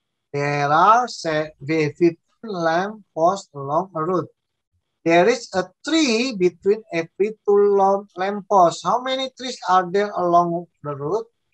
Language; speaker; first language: English; non-native, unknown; Indonesian